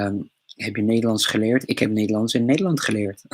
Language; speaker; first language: Dutch; non-native, fluent; English